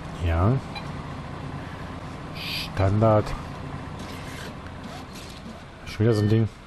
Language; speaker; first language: German; native; German